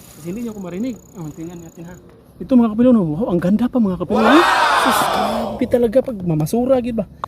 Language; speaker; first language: Filipino; non-native, local second language; Cebuano